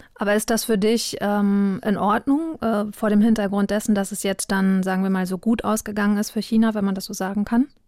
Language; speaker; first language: German; native; German